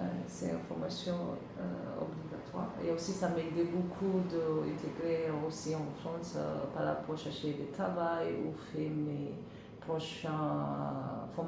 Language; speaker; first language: French; non-native, learner; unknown